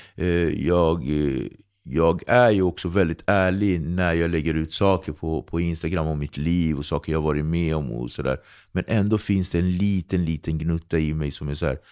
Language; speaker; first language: Swedish; early bilingual, other home language; Kabuverdianu